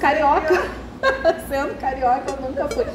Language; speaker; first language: Portuguese; native; Portuguese